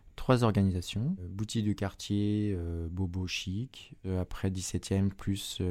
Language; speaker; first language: French; native; French